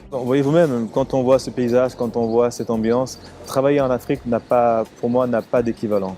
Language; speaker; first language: French; early bilingual, other home language; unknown